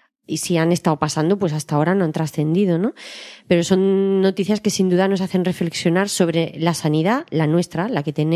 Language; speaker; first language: Spanish; native; Spanish